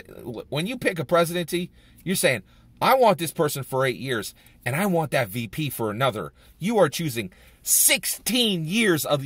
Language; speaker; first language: English; native; English